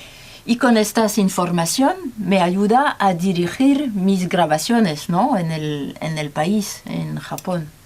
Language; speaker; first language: Spanish; non-native, learner; French